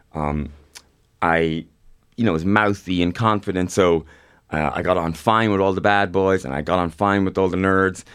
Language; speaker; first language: English; native; English